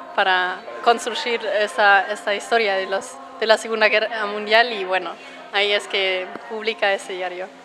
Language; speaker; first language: Spanish; non-native, fluent; German